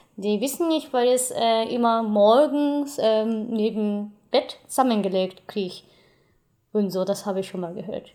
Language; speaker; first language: German; non-native, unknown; Japanese